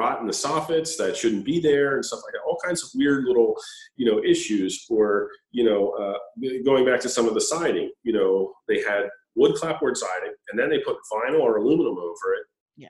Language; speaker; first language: English; native; English